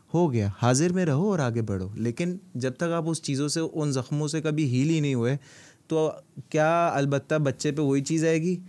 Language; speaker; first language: Urdu; native; Urdu